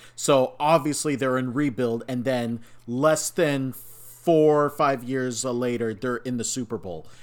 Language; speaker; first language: English; native; English